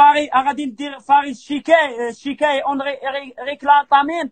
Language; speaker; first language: Italian; non-native, learner; Arabic